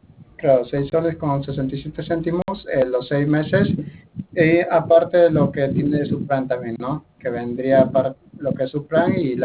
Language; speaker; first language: Spanish; native; Spanish